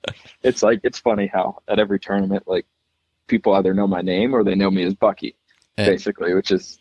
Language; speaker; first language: English; native; English